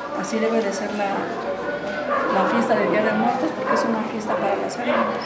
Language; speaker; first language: Spanish; native; Spanish